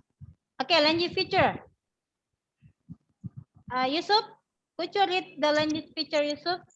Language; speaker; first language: English; non-native, learner; Indonesian